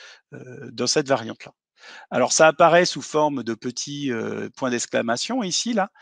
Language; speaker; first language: French; native; French